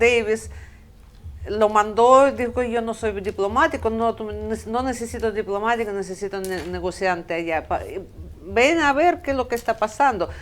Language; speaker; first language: Spanish; non-native, fluent; Russian